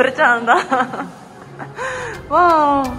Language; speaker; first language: Indonesian; non-native, learner; Japanese